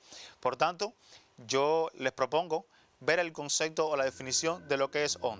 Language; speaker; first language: Spanish; native; Spanish